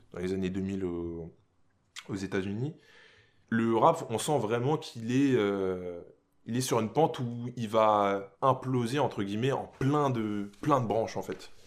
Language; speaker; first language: French; native; French